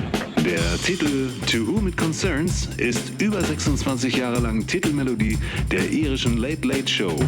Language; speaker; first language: German; native; German